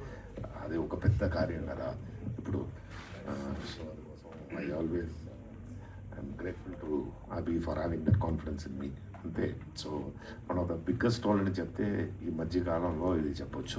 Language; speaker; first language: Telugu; non-native, learner; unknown